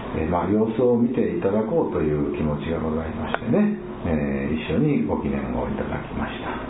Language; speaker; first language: Japanese; native; Japanese